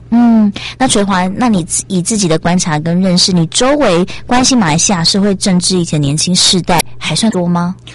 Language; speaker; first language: Chinese; native; Chinese